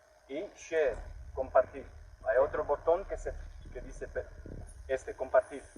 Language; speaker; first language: Spanish; non-native, learner; English